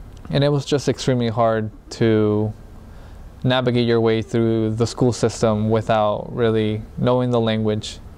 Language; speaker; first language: English; early bilingual, other home language; Spanish